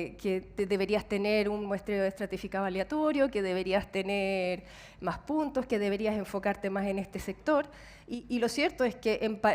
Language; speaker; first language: Spanish; native; Spanish